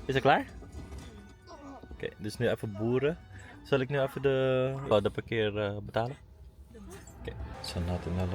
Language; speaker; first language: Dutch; early bilingual, other home language; Filipino